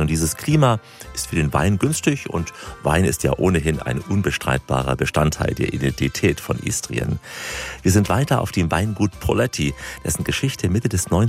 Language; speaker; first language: German; native; German